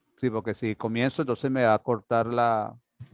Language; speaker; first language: Spanish; native; Spanish